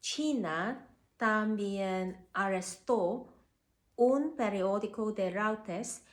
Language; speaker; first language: Spanish; non-native, learner; Cantonese